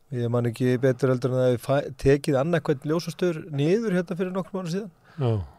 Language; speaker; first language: Icelandic; native; Icelandic